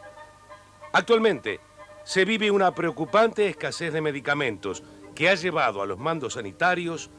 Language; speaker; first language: Spanish; native; Spanish